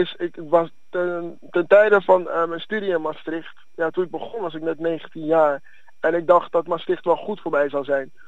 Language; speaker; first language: Dutch; early bilingual, other home language; Akan